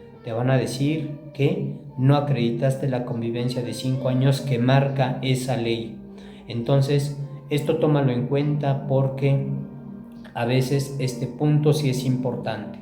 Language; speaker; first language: Spanish; native; Spanish